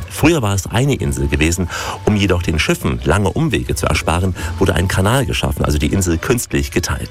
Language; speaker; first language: German; native; German